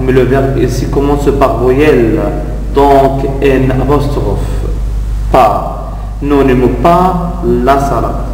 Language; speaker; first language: French; non-native, fluent; Arabic